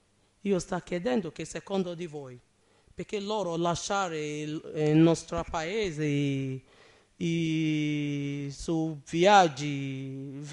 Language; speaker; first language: Italian; non-native, learner; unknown